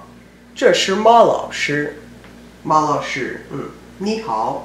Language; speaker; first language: Chinese; non-native, learner; English